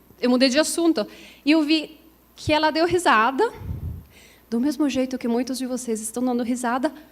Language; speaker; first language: Portuguese; non-native, fluent; Italian